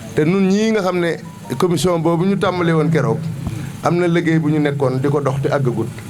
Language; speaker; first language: Wolof; native; Wolof